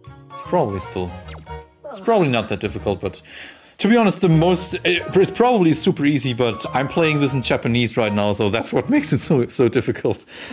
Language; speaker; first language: English; non-native, fluent; German